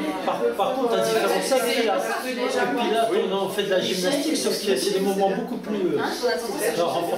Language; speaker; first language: French; native; French